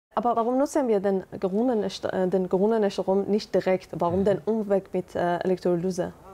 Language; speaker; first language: German; non-native, fluent; Persian